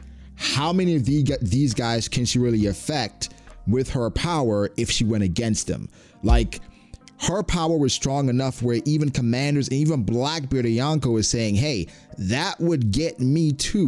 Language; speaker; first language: English; native; English